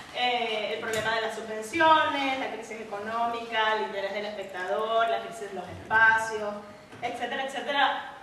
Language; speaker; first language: Spanish; native; Spanish